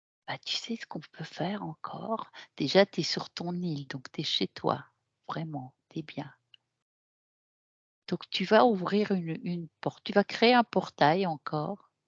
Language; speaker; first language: French; native; French